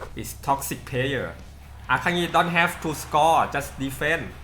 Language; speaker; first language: English; non-native, learner; Thai